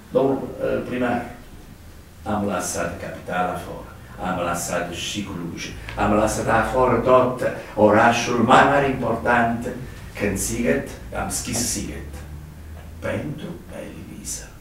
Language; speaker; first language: Romanian; non-native, learner; Italian